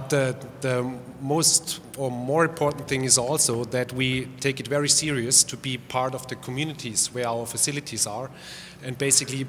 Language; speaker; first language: English; non-native, fluent; German